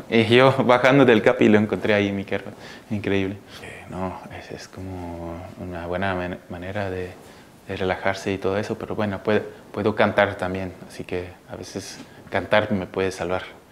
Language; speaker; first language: Spanish; early bilingual, heritage; Spanish